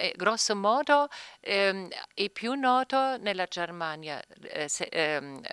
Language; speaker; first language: Italian; non-native, fluent; German